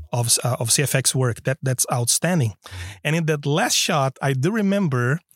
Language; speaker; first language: English; non-native, fluent; Portuguese